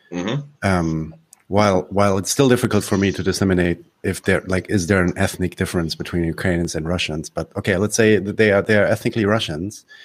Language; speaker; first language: English; non-native, fluent; Polish